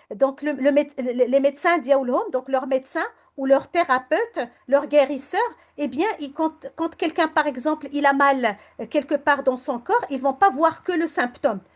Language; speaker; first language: French; non-native, local second language; Arabic